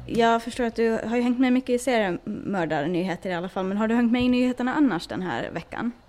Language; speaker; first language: Swedish; native; Swedish